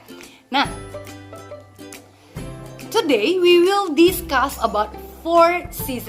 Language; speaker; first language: English; non-native, fluent; Indonesian